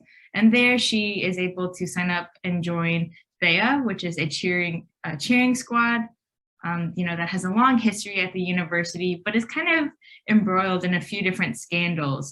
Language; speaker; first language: English; native; English